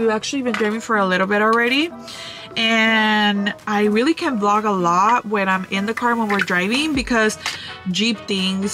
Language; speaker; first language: English; early bilingual, other home language; Spanish